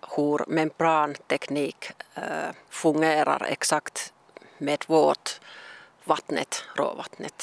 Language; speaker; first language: Swedish; non-native, local second language; Finnish